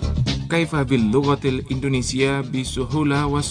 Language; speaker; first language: Arabic; non-native, fluent; Indonesian